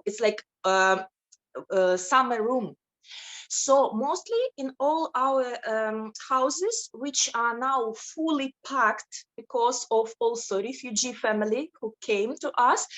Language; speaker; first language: English; non-native, fluent; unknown